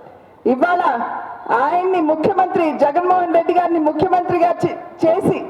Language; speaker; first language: Telugu; native; Telugu